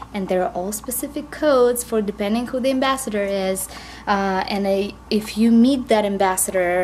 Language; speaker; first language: English; non-native, fluent; Russian